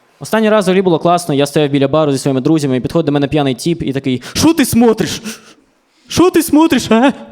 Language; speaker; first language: Ukrainian; non-native, local second language; Russian